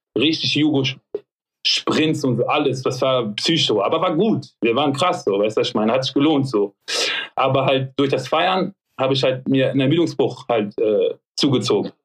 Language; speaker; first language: German; early bilingual, other home language; French